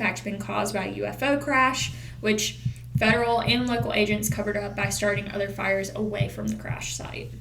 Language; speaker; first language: English; native; English